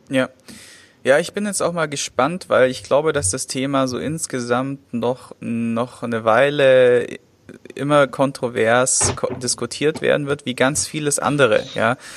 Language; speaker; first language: German; native; German